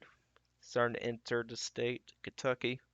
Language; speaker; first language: English; native; English